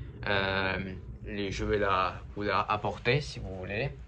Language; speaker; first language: French; non-native, fluent; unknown